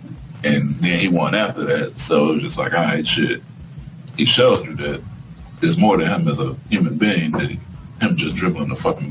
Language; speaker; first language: English; native; English